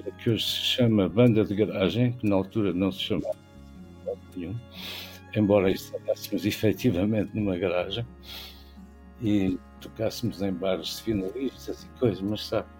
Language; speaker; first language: Portuguese; native; Portuguese